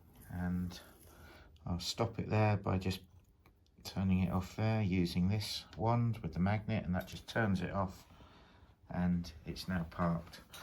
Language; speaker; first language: English; native; English